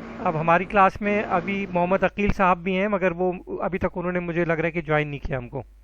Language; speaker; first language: Urdu; native; Urdu